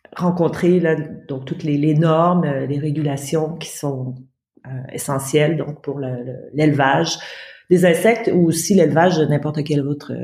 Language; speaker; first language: French; native; French